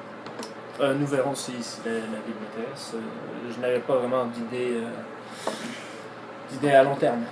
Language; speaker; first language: French; native; French